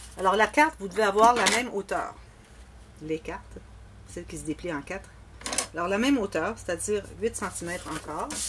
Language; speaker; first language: French; native; French